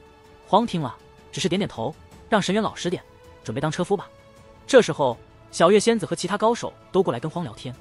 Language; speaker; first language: Chinese; native; Chinese